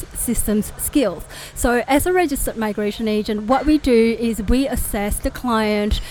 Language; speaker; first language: English; non-native, fluent; Indonesian